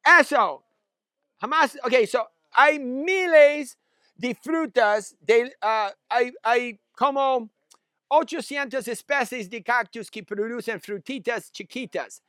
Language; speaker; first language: Spanish; non-native, learner; English